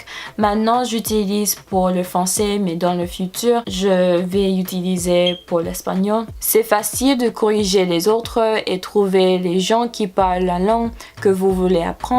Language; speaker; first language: French; non-native, learner; English